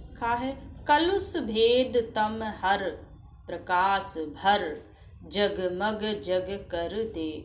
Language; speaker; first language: Hindi; native; Hindi